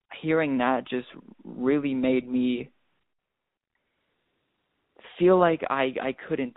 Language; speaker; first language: English; native; English